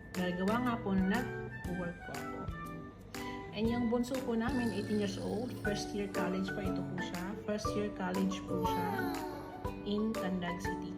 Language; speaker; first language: Filipino; non-native, local second language; Cebuano